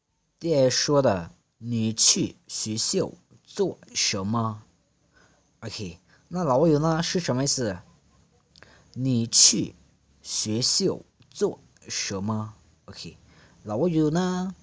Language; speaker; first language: Chinese; non-native, fluent; Lao